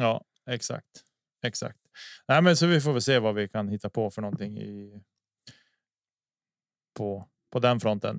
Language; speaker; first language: Swedish; native; Swedish